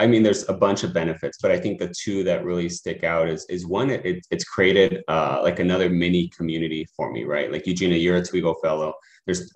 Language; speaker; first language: English; native; English